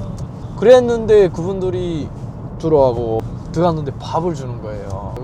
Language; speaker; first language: Korean; native; Korean